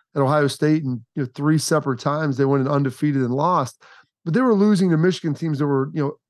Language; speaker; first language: English; native; English